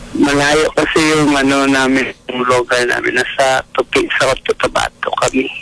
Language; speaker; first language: Filipino; non-native, local second language; Cebuano